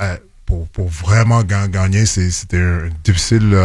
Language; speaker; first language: French; non-native, local second language; English